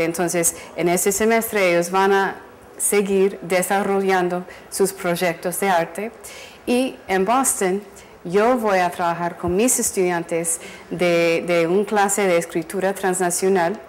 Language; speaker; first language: Spanish; non-native, fluent; English